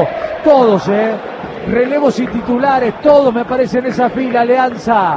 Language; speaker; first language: Spanish; native; Spanish